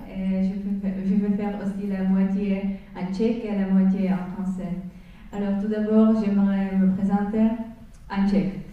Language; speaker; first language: French; non-native, fluent; Czech